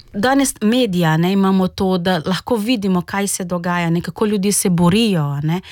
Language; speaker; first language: Slovenian; non-native, fluent; Portuguese